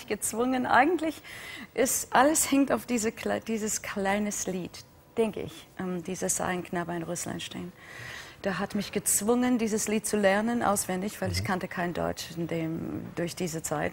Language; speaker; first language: German; non-native, fluent; English